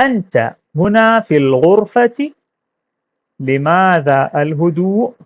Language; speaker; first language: Arabic; non-native, fluent; Urdu